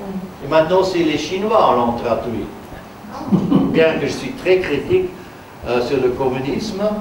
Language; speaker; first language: French; non-native, fluent; German